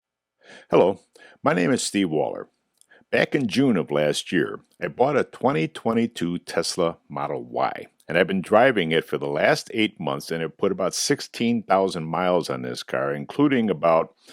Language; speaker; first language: English; native; English